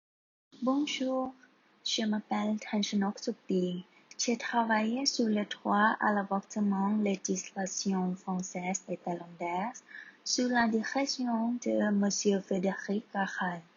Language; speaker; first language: French; non-native, learner; Thai